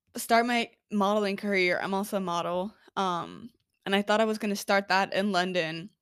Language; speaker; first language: English; non-native, fluent; Norwegian